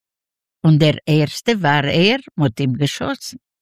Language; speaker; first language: German; non-native, learner; Yiddish